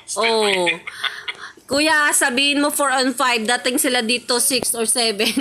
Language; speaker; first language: Filipino; native; Filipino